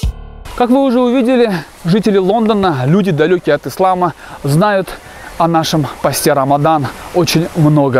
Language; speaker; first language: Russian; native; Russian